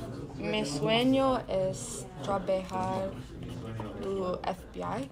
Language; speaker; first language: Spanish; non-native, learner; English